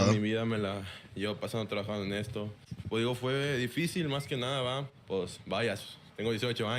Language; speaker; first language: Spanish; native; Spanish